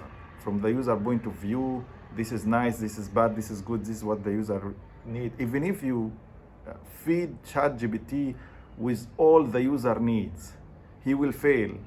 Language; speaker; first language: English; non-native, fluent; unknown